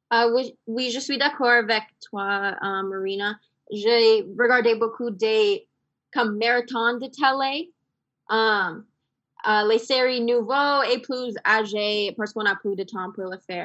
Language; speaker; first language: French; non-native, fluent; English